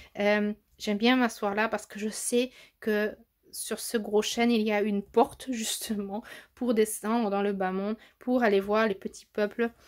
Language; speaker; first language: French; native; French